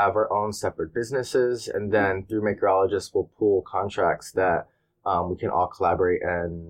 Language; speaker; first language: English; native; English